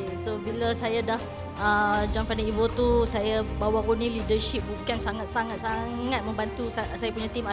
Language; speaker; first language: Malay; native; Malay